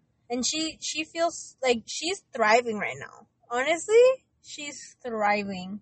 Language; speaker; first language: English; early bilingual, other home language; Spanish